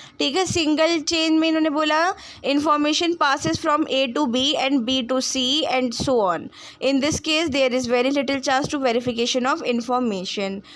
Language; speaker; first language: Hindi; non-native, local second language; Punjabi